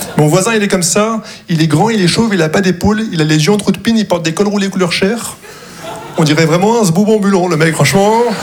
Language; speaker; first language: French; non-native, local second language; Arabic